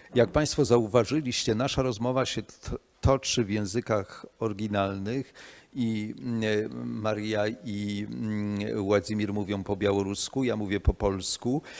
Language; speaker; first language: Polish; native; Polish